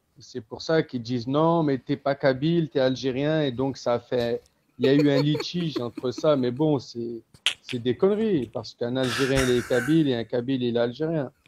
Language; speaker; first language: French; early bilingual, other home language; Kabyle